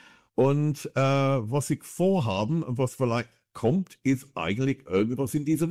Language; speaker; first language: German; non-native, fluent; English